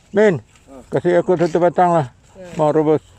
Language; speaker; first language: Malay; non-native, local second language; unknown